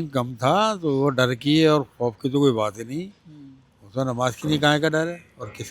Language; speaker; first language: Hindi; native; Hindi